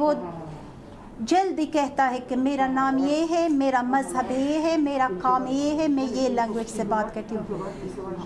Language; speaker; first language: Hindi; non-native, fluent; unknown